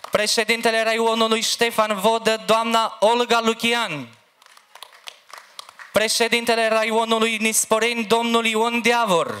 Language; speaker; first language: Romanian; native; Romanian